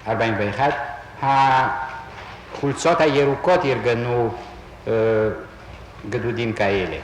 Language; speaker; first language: Hebrew; non-native, fluent; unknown